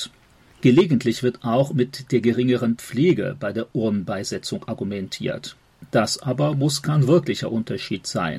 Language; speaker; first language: German; native; German